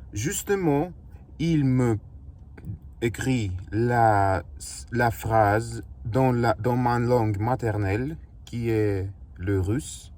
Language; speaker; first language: French; non-native, learner; Russian